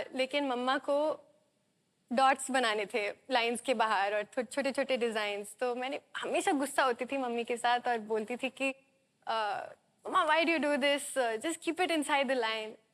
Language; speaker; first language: Hindi; native; Hindi